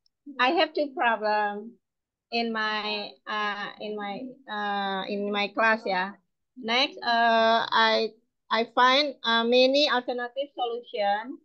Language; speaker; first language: English; non-native, learner; Indonesian